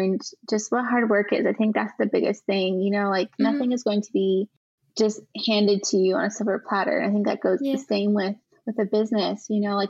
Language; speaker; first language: English; native; English